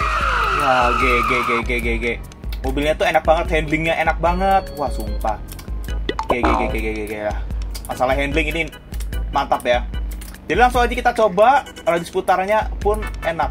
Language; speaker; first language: Indonesian; native; Indonesian